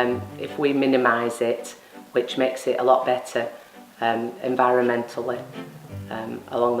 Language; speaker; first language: English; native; English